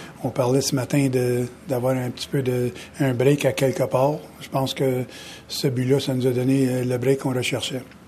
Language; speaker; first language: French; native; French